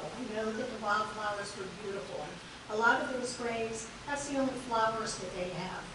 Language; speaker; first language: English; native; English